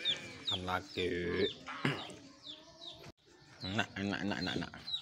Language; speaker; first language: Indonesian; non-native, local second language; Javanese